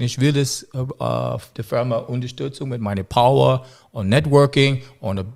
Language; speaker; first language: German; non-native, learner; English